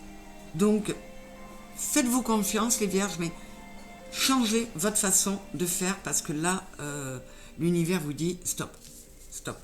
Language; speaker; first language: French; native; French